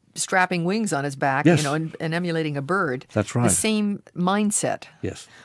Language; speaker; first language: English; native; English